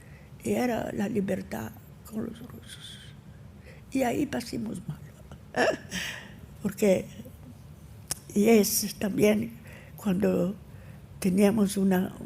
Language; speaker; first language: Spanish; early bilingual, heritage; Ladino